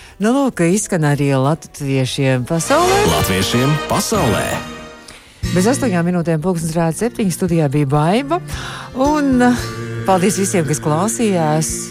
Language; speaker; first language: Latvian; native; Latvian